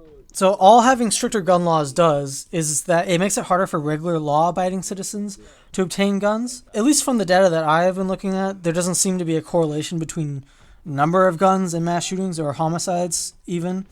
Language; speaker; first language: English; native; English